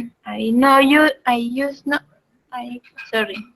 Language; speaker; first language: English; non-native, learner; Spanish